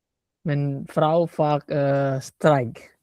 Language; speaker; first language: Dutch; non-native, learner; Indonesian